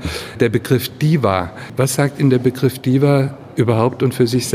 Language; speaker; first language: German; native; German